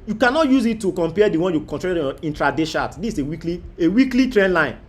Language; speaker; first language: English; non-native, local second language; Yoruba